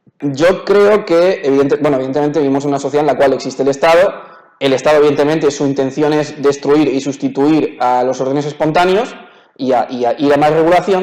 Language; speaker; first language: Spanish; native; Spanish